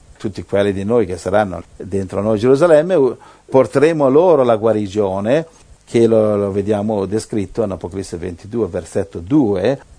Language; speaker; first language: Italian; native; Italian